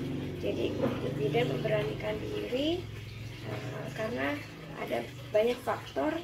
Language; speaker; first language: Indonesian; native; Indonesian